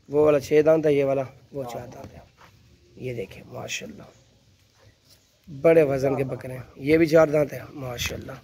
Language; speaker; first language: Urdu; non-native, local second language; Saraiki